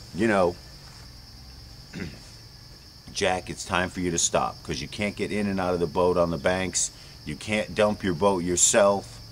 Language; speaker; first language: English; native; English